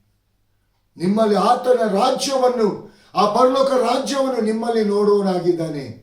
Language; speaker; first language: Kannada; native; Kannada